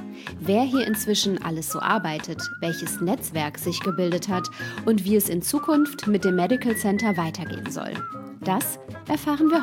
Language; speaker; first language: German; native; German